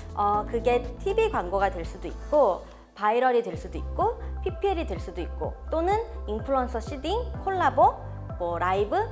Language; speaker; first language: Korean; early bilingual, heritage; Korean